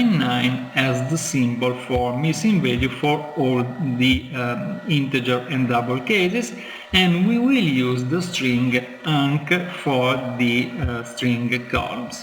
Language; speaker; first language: English; non-native, fluent; Italian